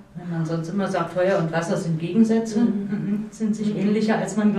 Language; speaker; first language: German; native; German